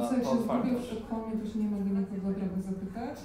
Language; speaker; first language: Polish; native; Polish